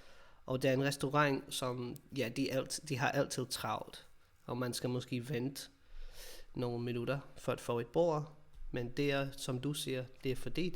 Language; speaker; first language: Danish; non-native, fluent; English